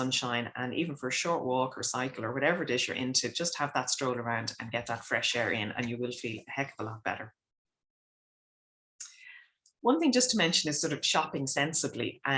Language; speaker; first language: English; native; English